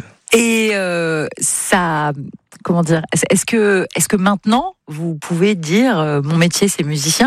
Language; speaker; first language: French; native; French